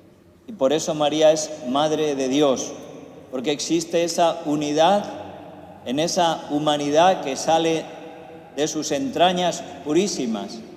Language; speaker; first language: Spanish; native; Spanish